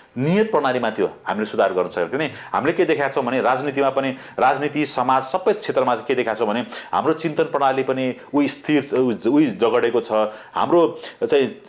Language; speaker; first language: Nepali; native; Nepali